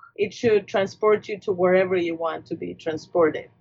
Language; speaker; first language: English; non-native, fluent; Spanish